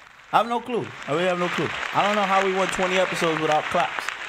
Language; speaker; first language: English; early bilingual, other home language; Spanish